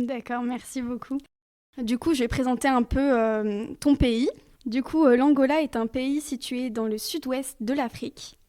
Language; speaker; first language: French; native; French